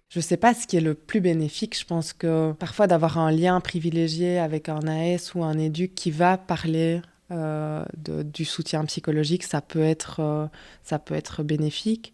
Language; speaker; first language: French; native; French